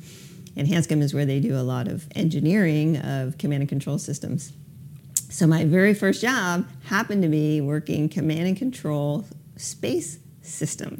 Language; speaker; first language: English; native; English